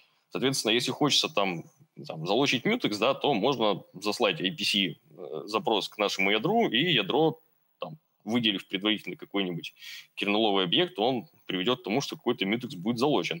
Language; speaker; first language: Russian; native; Russian